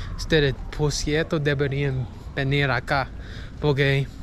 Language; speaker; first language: Spanish; non-native, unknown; English